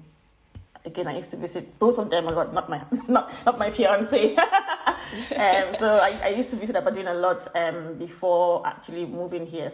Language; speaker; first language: English; non-native, local second language; Yoruba